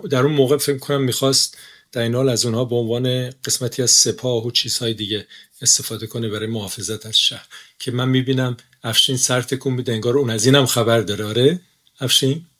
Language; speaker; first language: Persian; native; Persian